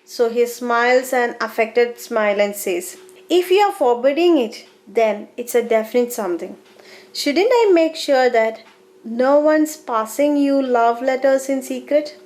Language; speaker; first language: English; non-native, local second language; Malayalam